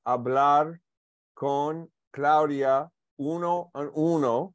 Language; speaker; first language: Spanish; non-native, learner; English